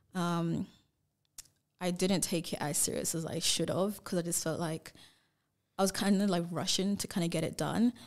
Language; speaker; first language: English; native; English